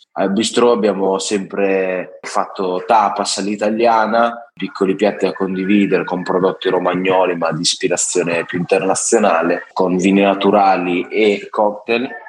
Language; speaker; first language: Italian; native; Italian